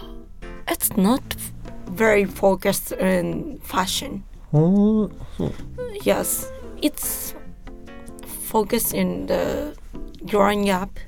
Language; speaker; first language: English; non-native, learner; Japanese